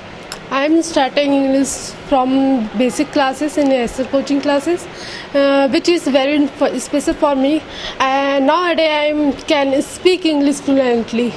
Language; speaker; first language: English; non-native, learner; Hindi